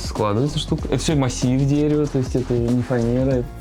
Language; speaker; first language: Russian; native; Russian